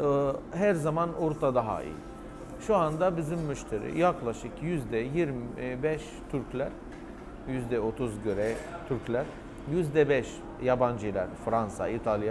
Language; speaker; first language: Turkish; non-native, fluent; Arabic